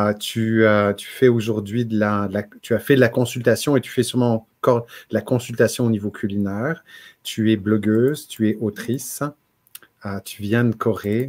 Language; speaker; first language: French; native; French